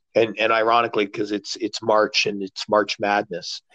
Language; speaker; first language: English; native; English